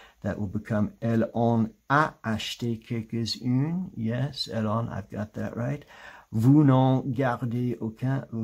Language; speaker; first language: French; non-native, fluent; English